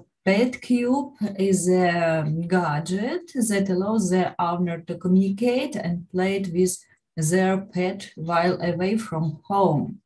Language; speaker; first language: English; non-native, learner; Ukrainian